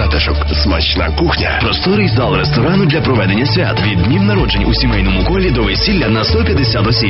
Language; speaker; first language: Ukrainian; native; Ukrainian